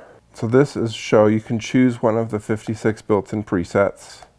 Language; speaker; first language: English; native; English